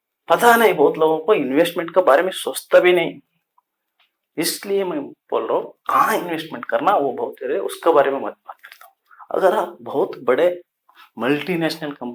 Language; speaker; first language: Hindi; non-native, local second language; Kannada